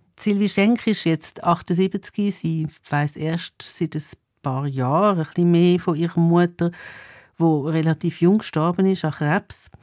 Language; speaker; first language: German; native; German